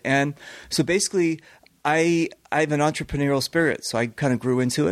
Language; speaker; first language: English; native; English